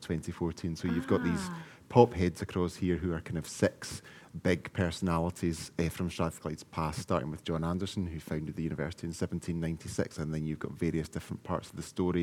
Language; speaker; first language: English; native; English